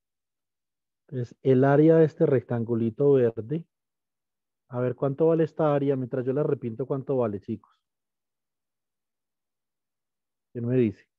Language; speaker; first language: Spanish; native; Spanish